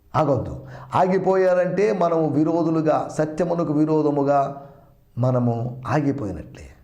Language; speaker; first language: Telugu; non-native, local second language; Malayalam